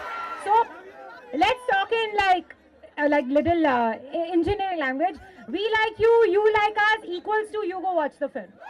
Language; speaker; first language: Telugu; non-native, learner; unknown